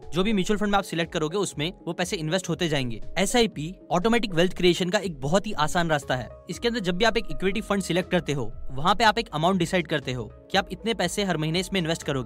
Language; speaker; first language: Hindi; native; Hindi